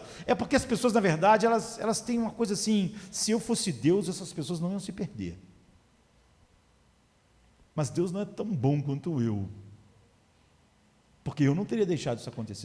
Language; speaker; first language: Portuguese; native; Portuguese